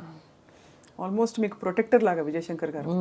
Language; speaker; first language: Telugu; native; Telugu